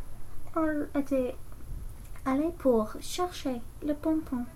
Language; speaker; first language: French; non-native, learner; English